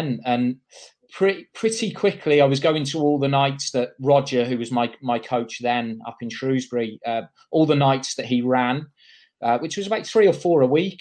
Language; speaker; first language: English; native; English